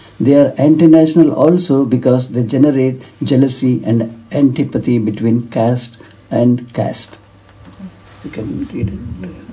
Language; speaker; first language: English; non-native, local second language; Kannada